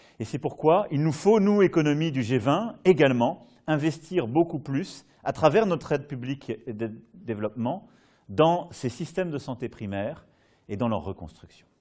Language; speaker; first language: French; native; French